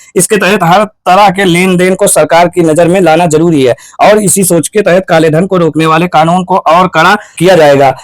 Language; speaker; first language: Hindi; native; Hindi